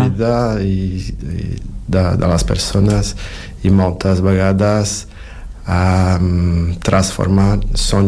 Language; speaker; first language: Catalan; non-native, fluent; Portuguese